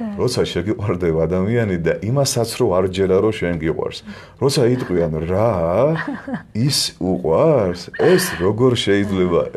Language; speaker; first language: Georgian; native; Georgian